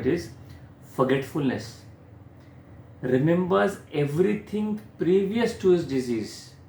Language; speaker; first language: English; non-native, local second language; Hindi